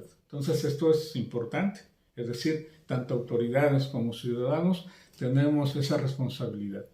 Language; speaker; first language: Spanish; native; Spanish